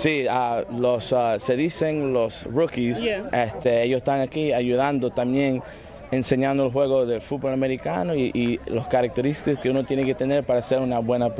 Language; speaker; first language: Spanish; early bilingual, heritage; Spanish